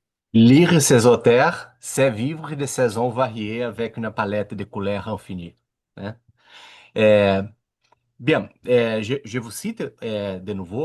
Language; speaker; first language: French; non-native, learner; Portuguese